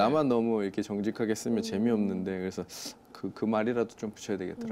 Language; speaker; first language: Korean; native; Korean